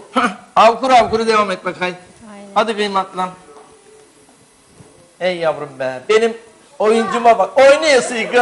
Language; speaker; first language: Turkish; native; Turkish